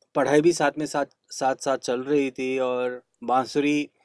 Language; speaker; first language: Hindi; non-native, local second language; Kannada